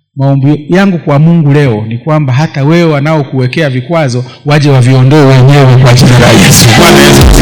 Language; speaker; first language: Swahili; non-native, local second language; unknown